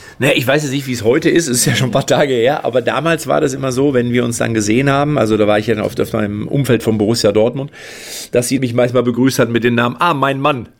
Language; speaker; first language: German; native; German